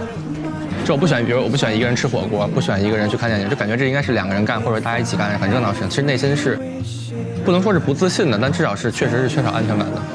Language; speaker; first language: Chinese; native; Chinese